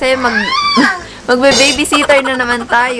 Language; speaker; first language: Filipino; native; Filipino